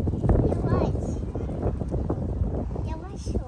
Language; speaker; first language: Turkish; early bilingual, heritage; Turkish